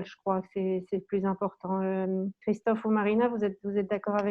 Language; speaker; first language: French; native; French